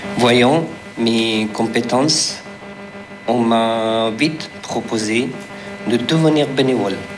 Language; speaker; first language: French; non-native, fluent; Persian